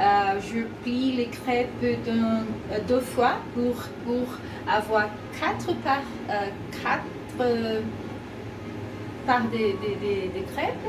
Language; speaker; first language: French; non-native, learner; Portuguese